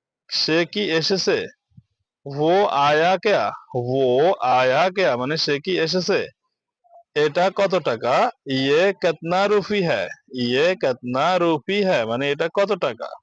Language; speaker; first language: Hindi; non-native, learner; Bangla